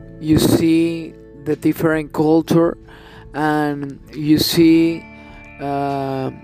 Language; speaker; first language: English; non-native, learner; Spanish